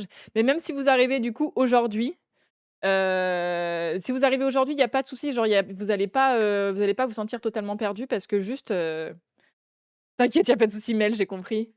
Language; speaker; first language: French; native; French